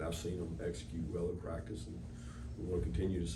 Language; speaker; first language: English; native; English